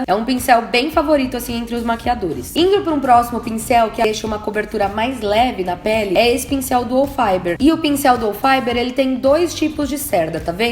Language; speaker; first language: Portuguese; native; Portuguese